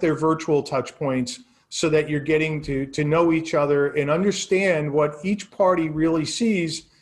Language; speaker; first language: English; native; English